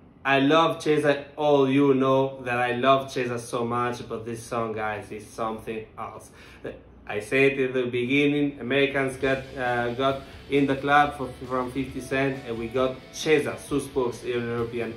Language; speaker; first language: English; non-native, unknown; Italian